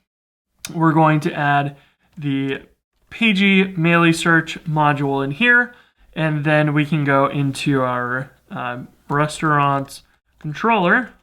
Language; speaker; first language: English; native; English